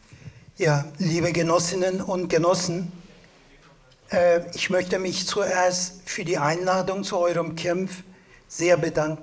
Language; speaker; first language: German; non-native, fluent; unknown